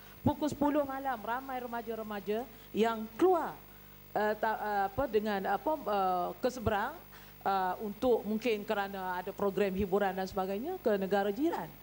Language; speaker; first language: Malay; native; Malay